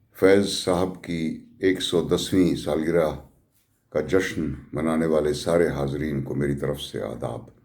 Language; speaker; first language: Urdu; native; Urdu